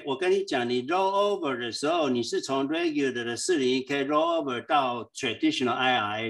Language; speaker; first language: Chinese; native; Chinese